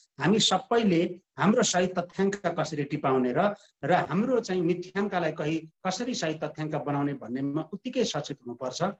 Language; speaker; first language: Nepali; non-native, local second language; Sherpa